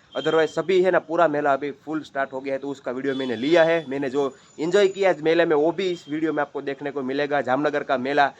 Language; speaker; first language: Hindi; non-native, local second language; Gujarati